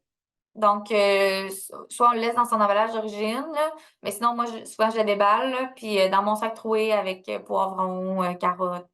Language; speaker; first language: French; native; French